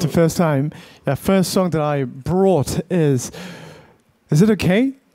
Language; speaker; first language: English; non-native, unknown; Korean